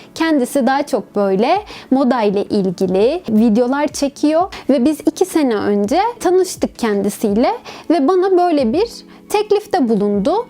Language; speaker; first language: Turkish; native; Turkish